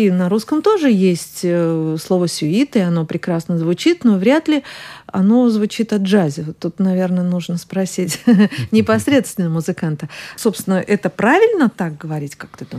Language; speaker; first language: Russian; native; Russian